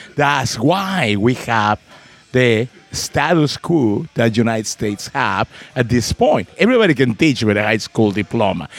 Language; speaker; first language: English; non-native, fluent; Spanish